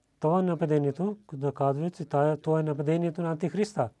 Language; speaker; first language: Bulgarian; non-native, learner; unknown